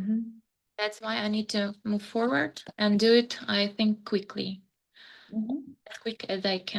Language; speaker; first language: English; non-native, fluent; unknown